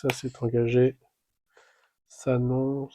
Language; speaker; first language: French; native; French